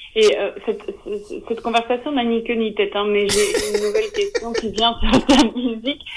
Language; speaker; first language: French; native; French